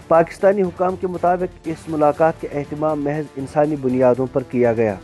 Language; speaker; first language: Urdu; non-native, local second language; Kashmiri